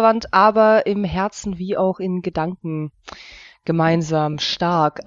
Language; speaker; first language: German; early bilingual, other home language; Russian